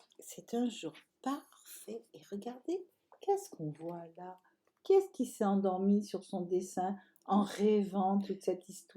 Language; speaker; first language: French; native; French